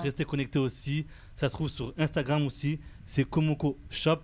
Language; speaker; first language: French; native; French